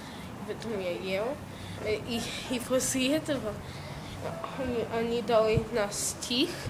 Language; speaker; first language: Russian; early bilingual, heritage; Russian